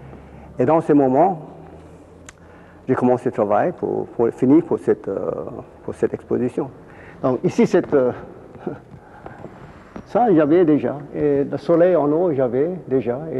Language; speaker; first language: French; non-native, fluent; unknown